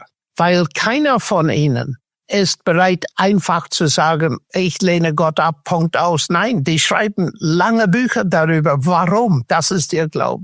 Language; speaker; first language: German; non-native, fluent; English